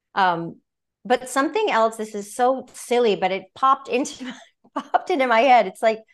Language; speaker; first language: English; native; English